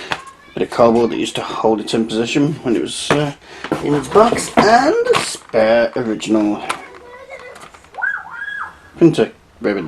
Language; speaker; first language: English; native; English